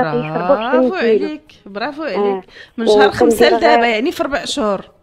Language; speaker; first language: Arabic; native; Arabic